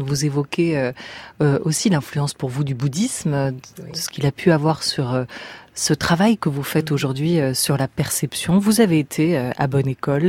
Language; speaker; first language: French; native; French